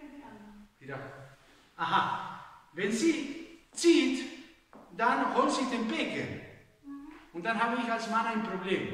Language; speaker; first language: German; non-native, fluent; Spanish